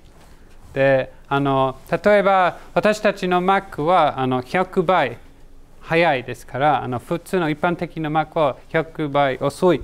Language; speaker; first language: Japanese; non-native, learner; English